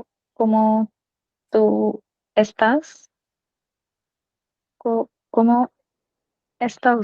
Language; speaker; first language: Spanish; non-native, learner; Hindi